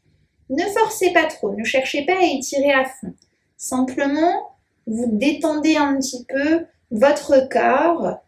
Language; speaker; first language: French; native; French